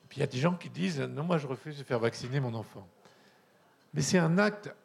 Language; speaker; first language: French; native; French